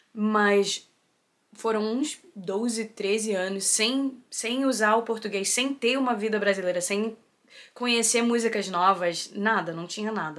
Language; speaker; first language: Portuguese; early bilingual, heritage; Portuguese